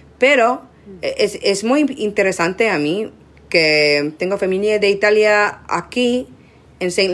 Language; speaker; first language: Spanish; non-native, learner; English